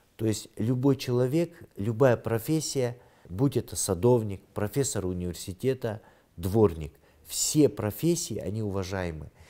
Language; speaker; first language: Russian; non-native, local second language; Kyrgyz